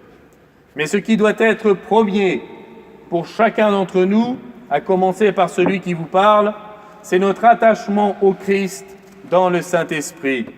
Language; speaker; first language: French; native; French